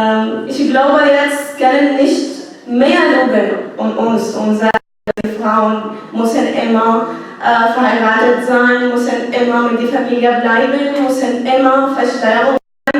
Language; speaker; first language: German; non-native, learner; Arabic